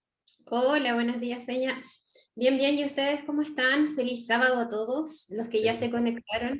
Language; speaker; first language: Spanish; native; Spanish